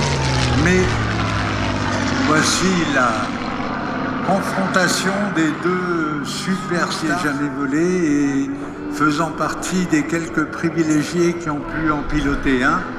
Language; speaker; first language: French; native; French